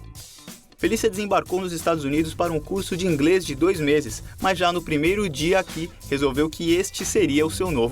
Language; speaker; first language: Portuguese; native; Portuguese